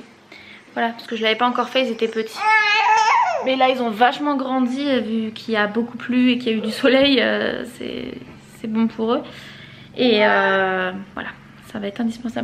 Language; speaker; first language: French; native; French